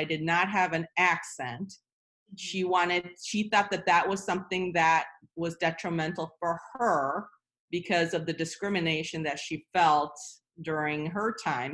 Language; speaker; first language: English; early bilingual, other home language; Korean